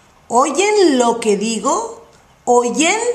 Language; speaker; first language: Spanish; non-native, fluent; English